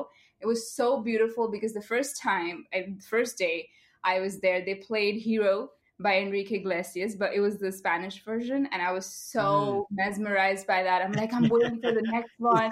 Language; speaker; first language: English; non-native, local second language; Bangla